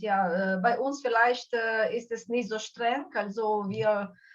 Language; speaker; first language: German; non-native, fluent; Ukrainian